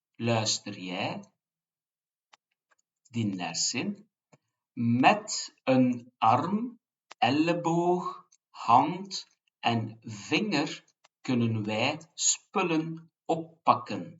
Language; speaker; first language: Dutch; non-native, fluent; Turkish